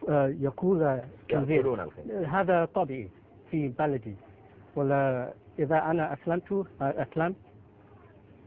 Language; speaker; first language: Arabic; non-native, learner; Filipino